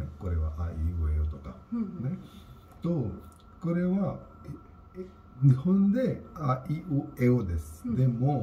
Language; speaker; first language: Japanese; non-native, learner; Hindi